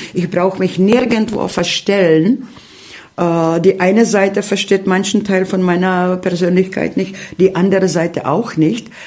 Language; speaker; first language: German; non-native, fluent; Czech